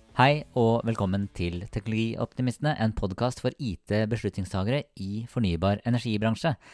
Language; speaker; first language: Norwegian; native; Norwegian